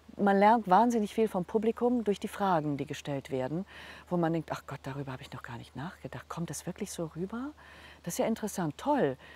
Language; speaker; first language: German; non-native, local second language; Hungarian